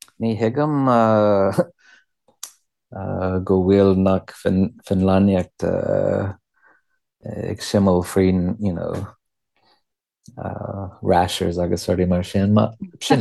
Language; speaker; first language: Irish; non-native, learner; English